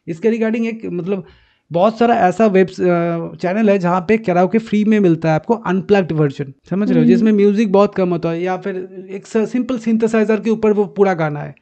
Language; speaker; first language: Hindi; non-native, local second language; Bangla